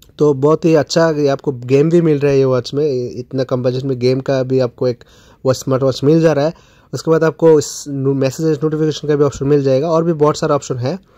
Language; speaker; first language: Hindi; non-native, local second language; Bangla